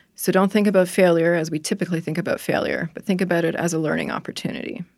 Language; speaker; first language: English; native; English